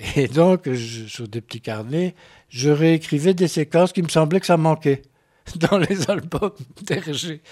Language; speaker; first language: French; native; French